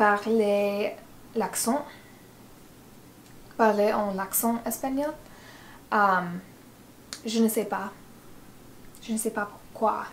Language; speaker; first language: French; non-native, learner; English